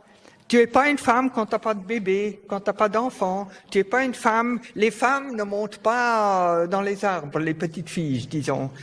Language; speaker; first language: French; non-native, fluent; German